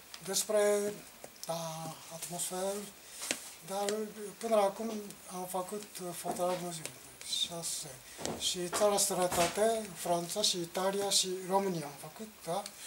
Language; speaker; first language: Romanian; non-native, learner; Japanese